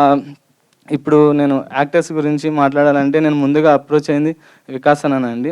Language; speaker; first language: Telugu; native; Telugu